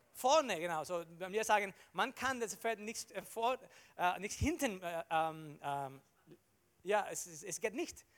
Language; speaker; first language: German; non-native, learner; Spanish